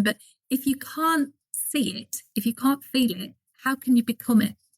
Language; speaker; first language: English; native; English